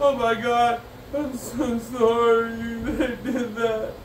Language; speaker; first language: English; native; English